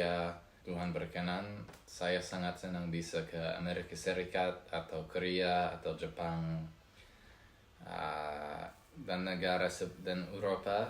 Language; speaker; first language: Indonesian; non-native, fluent; English